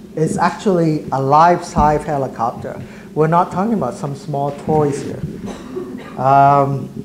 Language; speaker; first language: English; early bilingual, other home language; Vietnamese